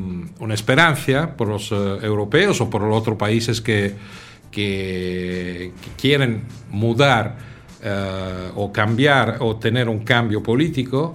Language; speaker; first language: Spanish; non-native, fluent; Italian